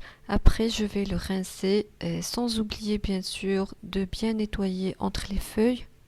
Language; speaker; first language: French; non-native, local second language; Arabic